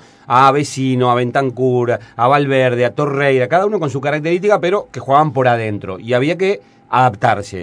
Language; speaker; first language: Spanish; native; Spanish